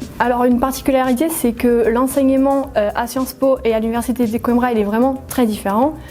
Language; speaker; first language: French; non-native, fluent; Portuguese